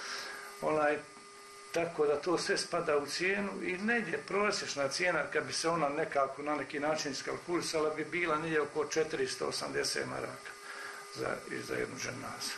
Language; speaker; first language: Croatian; native; Croatian